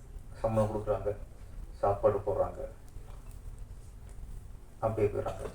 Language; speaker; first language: Tamil; native; Tamil